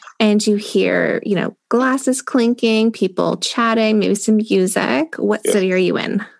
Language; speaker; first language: English; native; English